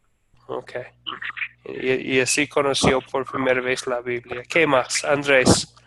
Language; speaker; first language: Spanish; non-native, fluent; English